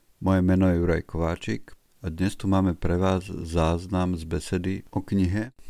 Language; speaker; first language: Slovak; native; Slovak